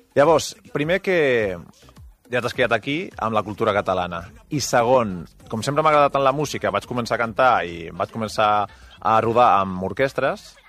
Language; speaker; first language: Catalan; non-native, local second language; Spanish